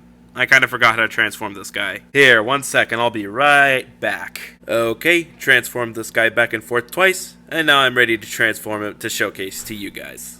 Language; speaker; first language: English; native; English